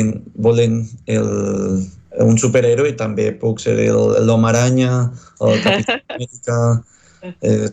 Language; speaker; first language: Catalan; non-native, learner; Spanish